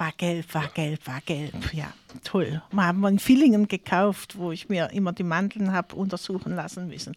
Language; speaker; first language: German; native; German